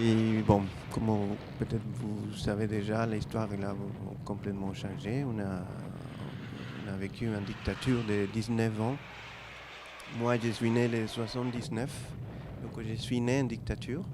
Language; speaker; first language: French; non-native, fluent; Spanish